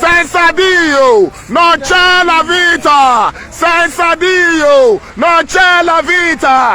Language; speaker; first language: Italian; non-native, learner; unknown